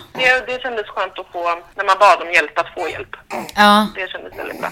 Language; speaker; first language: Swedish; native; Swedish